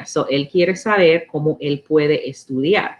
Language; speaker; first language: Spanish; non-native, learner; English